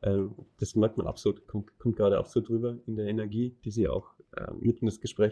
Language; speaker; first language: German; native; German